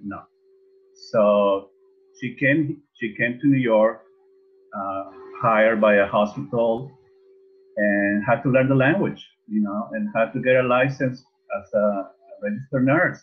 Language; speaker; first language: English; non-native, fluent; Spanish